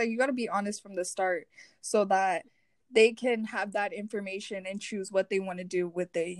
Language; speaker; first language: English; non-native, fluent; Korean